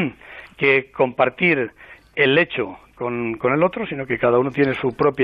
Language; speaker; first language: Spanish; native; Spanish